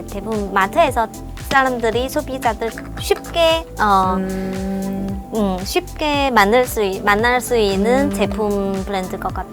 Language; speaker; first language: Korean; non-native, fluent; Chinese